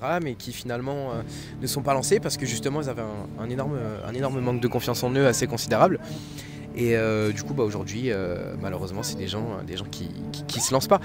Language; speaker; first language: French; native; French